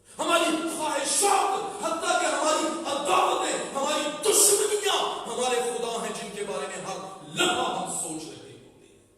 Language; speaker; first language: Urdu; non-native, local second language; Punjabi